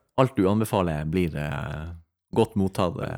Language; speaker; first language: Norwegian; native; Norwegian